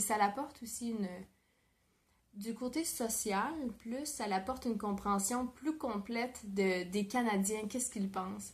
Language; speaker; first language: French; native; French